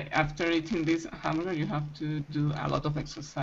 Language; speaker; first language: English; non-native, learner; Spanish